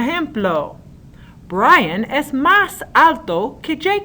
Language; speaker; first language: Spanish; non-native, learner; English